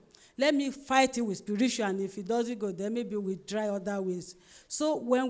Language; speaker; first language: English; non-native, local second language; Yoruba